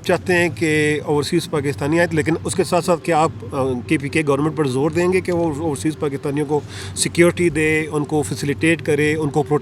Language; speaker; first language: Urdu; native; Urdu